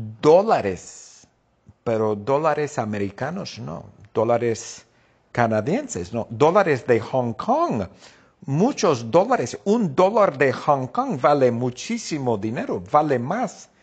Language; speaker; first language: Spanish; non-native, fluent; English